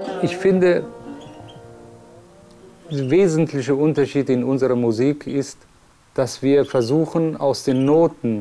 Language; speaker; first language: German; non-native, fluent; Persian